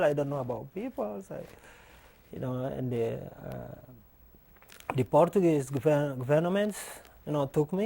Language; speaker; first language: English; non-native, learner; Portuguese